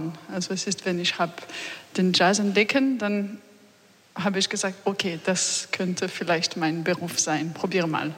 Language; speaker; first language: German; non-native, learner; French